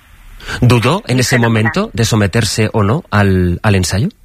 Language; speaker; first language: Spanish; native; Spanish